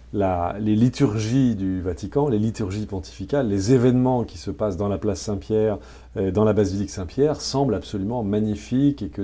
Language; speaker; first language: French; native; French